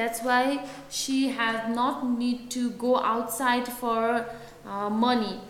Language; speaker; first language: English; non-native, fluent; Nepali